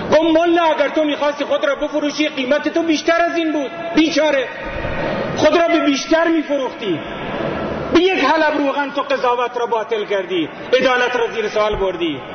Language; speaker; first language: Persian; native; Persian